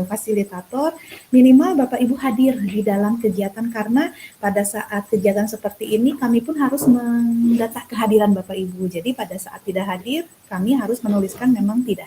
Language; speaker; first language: Indonesian; native; Indonesian